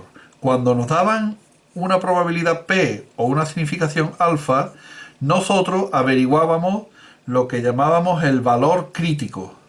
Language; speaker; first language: Spanish; native; Spanish